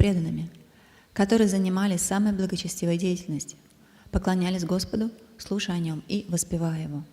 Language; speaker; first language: Russian; native; Russian